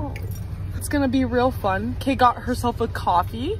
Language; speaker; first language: English; native; English